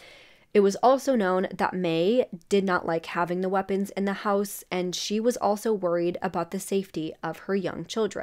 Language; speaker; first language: English; native; English